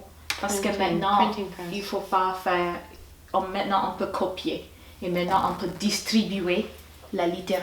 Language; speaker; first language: French; non-native, fluent; English